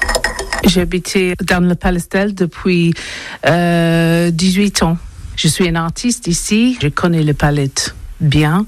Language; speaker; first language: French; non-native, learner; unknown